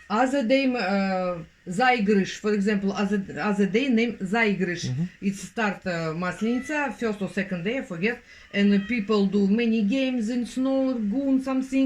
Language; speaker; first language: English; non-native, learner; Russian